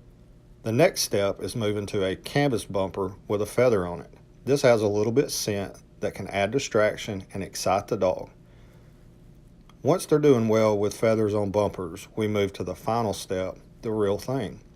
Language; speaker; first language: English; native; English